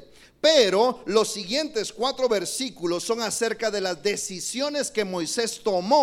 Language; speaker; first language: Spanish; native; Spanish